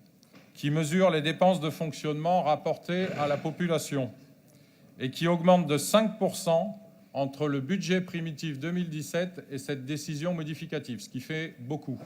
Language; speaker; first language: French; native; French